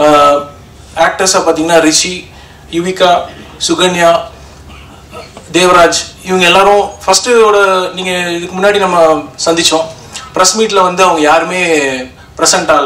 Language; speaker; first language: Tamil; native; Tamil